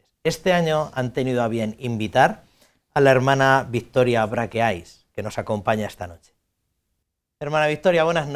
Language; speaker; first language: Spanish; native; Spanish